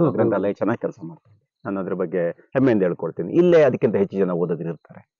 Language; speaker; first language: Kannada; native; Kannada